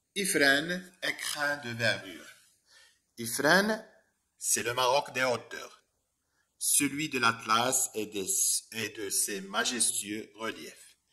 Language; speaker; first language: French; non-native, local second language; Arabic